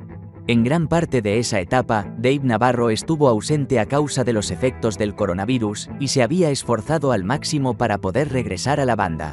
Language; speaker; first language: Spanish; native; Spanish